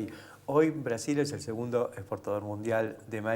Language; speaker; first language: Spanish; native; Spanish